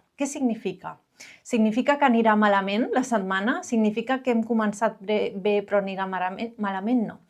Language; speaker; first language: Catalan; non-native, local second language; Spanish